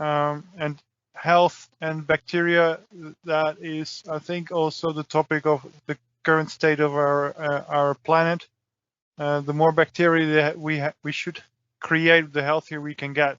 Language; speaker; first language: English; non-native, fluent; Dutch